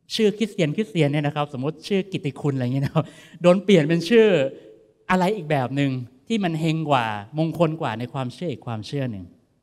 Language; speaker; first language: Thai; native; Thai